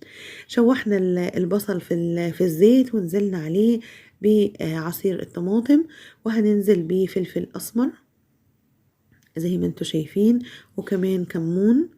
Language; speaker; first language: Arabic; native; Arabic